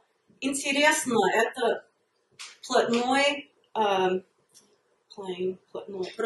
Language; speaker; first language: Russian; early bilingual, heritage; Russian